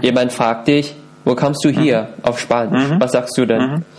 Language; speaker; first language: German; non-native, fluent; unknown